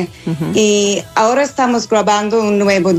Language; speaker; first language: Spanish; non-native, fluent; English